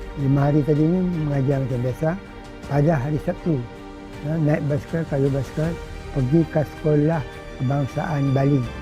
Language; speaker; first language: Malay; native; Malay